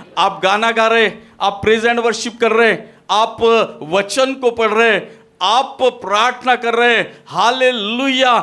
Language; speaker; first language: Hindi; non-native, local second language; Marathi